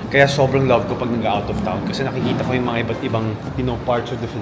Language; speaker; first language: Filipino; native; Filipino